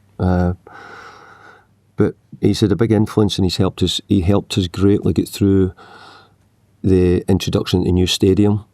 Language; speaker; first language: English; native; English